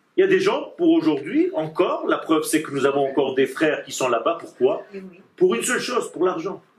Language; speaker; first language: French; non-native, fluent; Hebrew